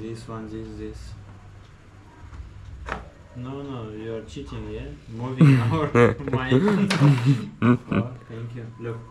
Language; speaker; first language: English; non-native, learner; Russian